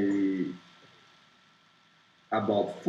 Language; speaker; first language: English; non-native, learner; Portuguese